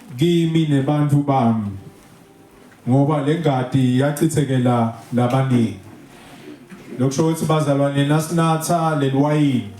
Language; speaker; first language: Zulu; non-native, local second language; Swati